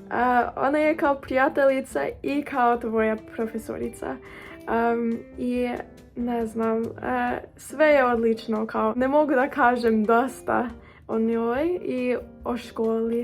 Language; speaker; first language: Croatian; non-native, learner; English